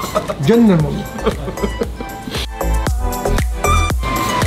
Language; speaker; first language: Arabic; non-native, learner; Turkish